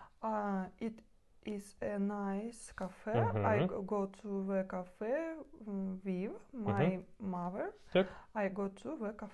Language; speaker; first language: English; non-native, learner; Russian